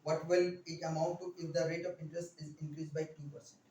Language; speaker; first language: English; non-native, local second language; Hindi